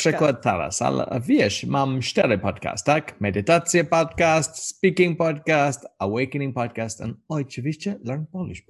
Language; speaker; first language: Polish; non-native, learner; English